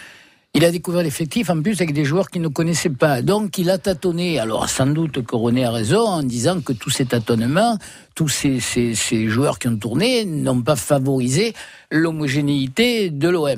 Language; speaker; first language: French; native; French